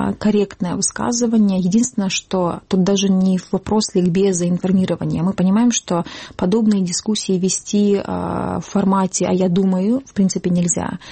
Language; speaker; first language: Russian; non-native, local second language; Crimean Tatar